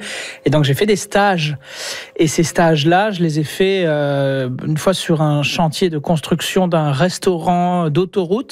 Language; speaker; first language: French; native; French